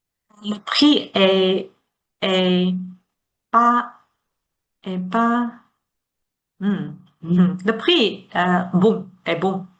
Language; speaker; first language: French; non-native, learner; Chinese